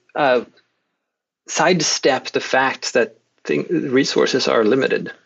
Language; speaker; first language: English; non-native, fluent; Swedish